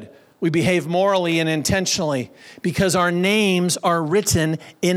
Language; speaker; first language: English; native; English